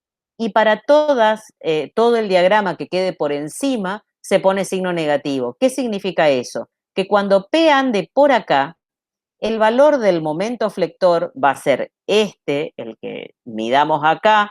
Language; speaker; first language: Spanish; native; Spanish